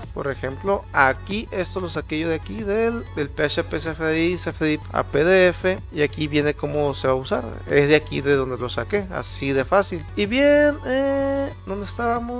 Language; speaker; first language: Spanish; native; Spanish